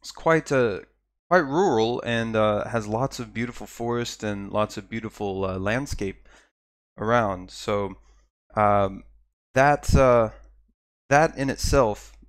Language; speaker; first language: English; native; English